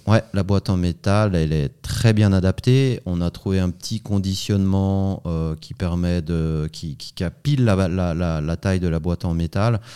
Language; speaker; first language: French; native; French